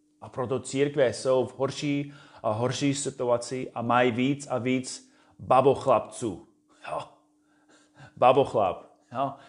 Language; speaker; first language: Czech; non-native, fluent; English